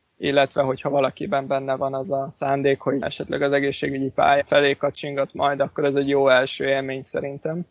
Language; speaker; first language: Hungarian; native; Hungarian